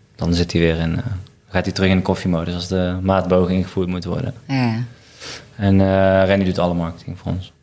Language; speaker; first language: Dutch; native; Dutch